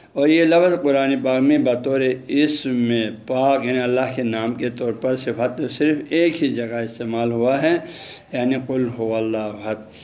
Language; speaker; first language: Urdu; non-native, local second language; Balti